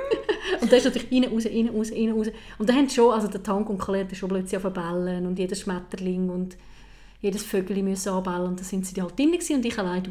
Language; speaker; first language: German; native; German